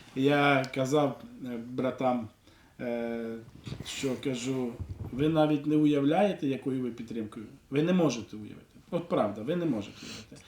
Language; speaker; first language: Ukrainian; non-native, local second language; Russian